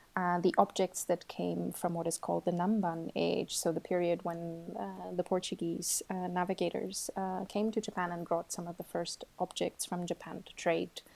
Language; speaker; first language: English; non-native, fluent; Portuguese